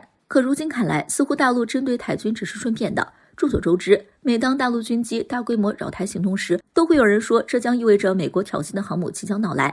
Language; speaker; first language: Chinese; native; Chinese